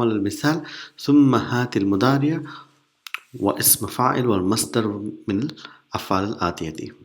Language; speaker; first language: Arabic; non-native, fluent; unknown